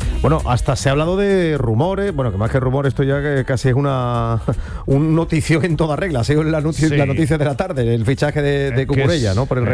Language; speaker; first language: Spanish; native; Spanish